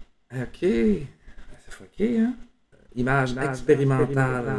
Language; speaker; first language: French; native; French